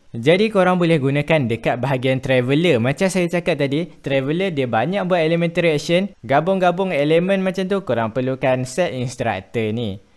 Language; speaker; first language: Malay; native; Malay